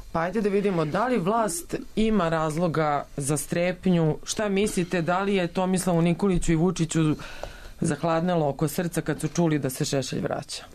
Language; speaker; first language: Serbian; native; Serbian